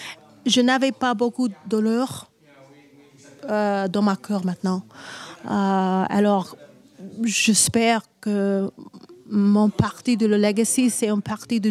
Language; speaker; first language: French; non-native, learner; English